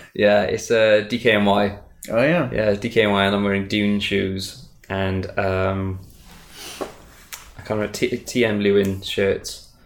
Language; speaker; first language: English; native; English